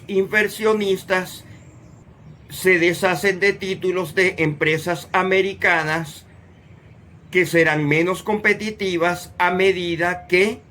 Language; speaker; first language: Spanish; native; Spanish